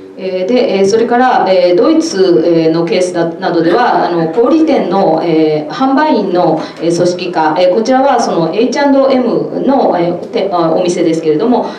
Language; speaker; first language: Japanese; native; Japanese